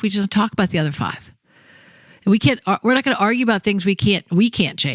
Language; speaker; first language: English; native; English